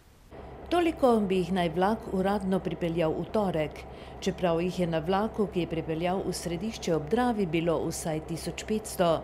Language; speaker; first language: Slovenian; native; Slovenian